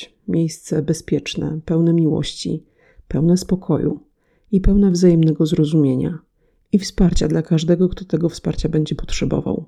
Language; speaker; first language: Polish; native; Polish